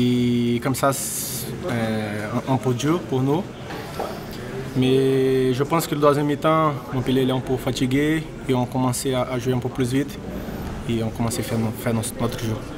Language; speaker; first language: French; non-native, learner; Portuguese